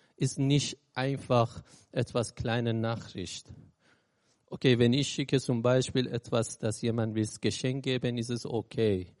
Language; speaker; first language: German; non-native, learner; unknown